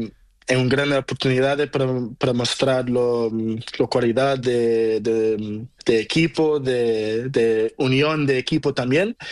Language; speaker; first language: Spanish; non-native, learner; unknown